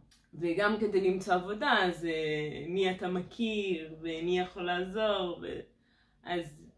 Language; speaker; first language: Hebrew; non-native, fluent; French